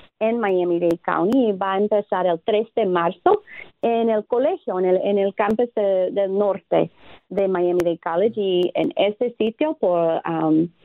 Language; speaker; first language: Spanish; non-native, fluent; English